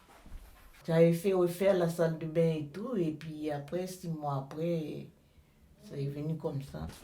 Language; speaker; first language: French; non-native, learner; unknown